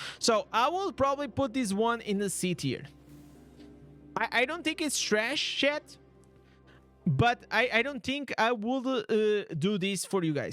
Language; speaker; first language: English; non-native, fluent; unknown